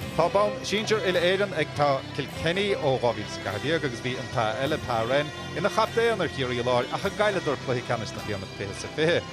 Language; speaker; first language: Irish; native; Irish